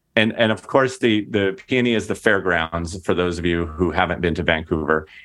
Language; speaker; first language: English; native; English